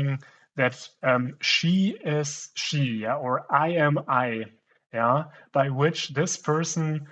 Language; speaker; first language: English; non-native, fluent; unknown